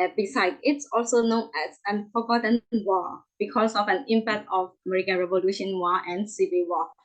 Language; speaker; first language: English; non-native, learner; Burmese